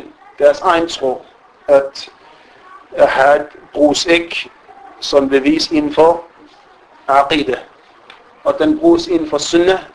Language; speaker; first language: Danish; non-native, fluent; Arabic